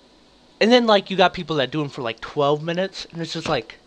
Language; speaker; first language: English; native; English